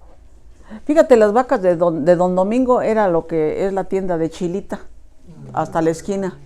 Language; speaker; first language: Spanish; native; Spanish